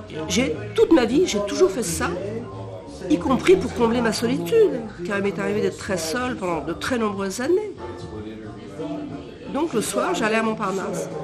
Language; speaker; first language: French; native; French